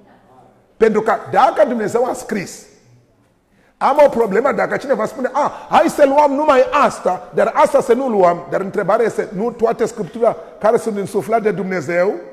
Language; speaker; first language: Romanian; non-native, learner; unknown